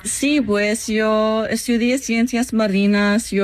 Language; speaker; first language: Spanish; non-native, learner; English